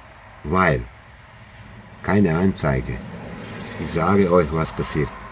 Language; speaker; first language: German; non-native, learner; Croatian